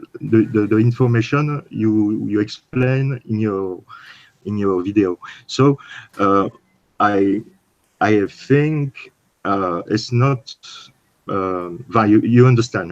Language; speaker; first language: English; non-native, learner; French